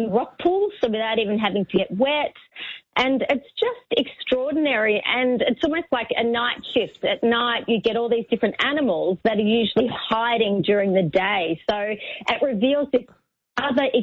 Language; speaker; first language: English; native; English